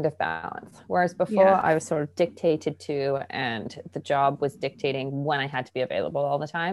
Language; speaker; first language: English; native; English